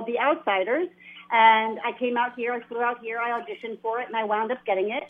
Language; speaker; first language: English; native; English